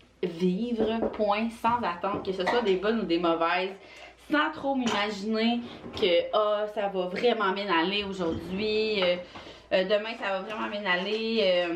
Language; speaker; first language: French; native; French